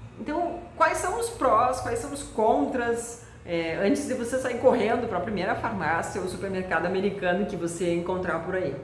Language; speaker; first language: Portuguese; native; Portuguese